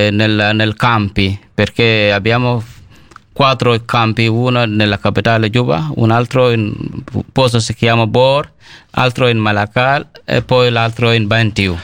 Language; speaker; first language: Italian; non-native, learner; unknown